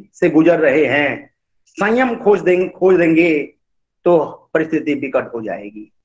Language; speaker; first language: Hindi; non-native, local second language; Odia